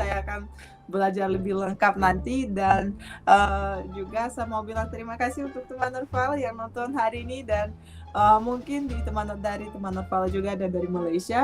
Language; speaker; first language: Indonesian; non-native, fluent; Russian